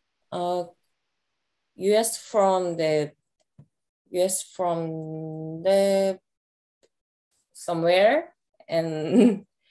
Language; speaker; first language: English; non-native, learner; Korean